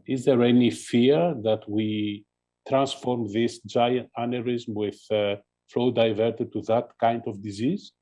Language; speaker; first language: English; non-native, fluent; Greek